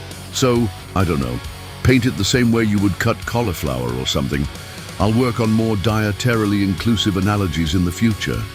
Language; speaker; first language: English; native; English